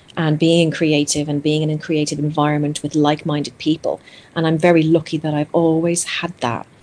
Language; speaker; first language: English; non-native, fluent; Greek